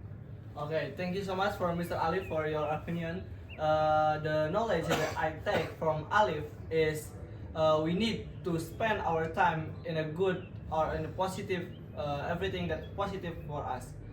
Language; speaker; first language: English; non-native, learner; Indonesian